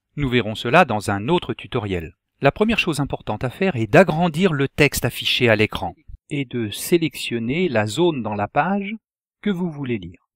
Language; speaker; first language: French; native; French